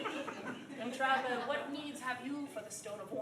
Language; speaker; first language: English; native; English